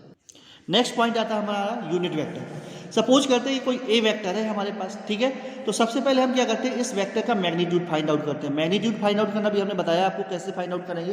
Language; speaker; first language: Hindi; native; Hindi